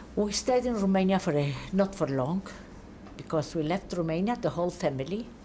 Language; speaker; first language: English; non-native, fluent; Polish